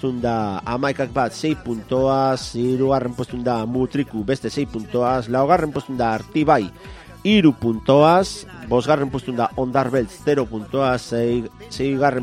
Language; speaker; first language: Basque; native; Basque